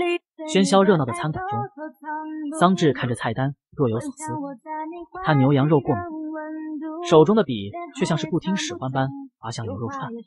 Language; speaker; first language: Chinese; native; Chinese